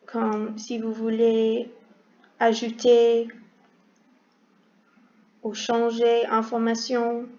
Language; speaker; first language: French; non-native, learner; English